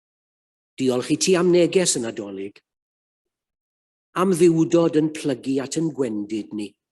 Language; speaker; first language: Welsh; native; Welsh